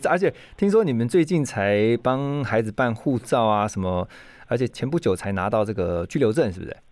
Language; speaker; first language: Chinese; native; Chinese